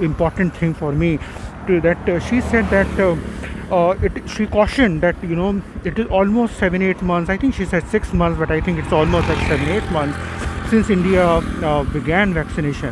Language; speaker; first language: English; non-native, local second language; Hindi